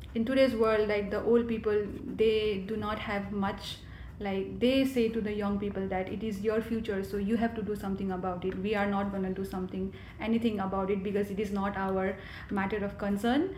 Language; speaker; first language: English; non-native, local second language; Nepali